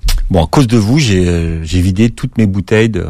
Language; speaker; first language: French; native; French